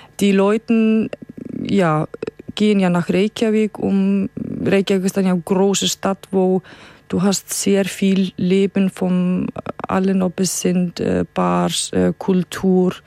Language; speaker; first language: German; non-native, fluent; Icelandic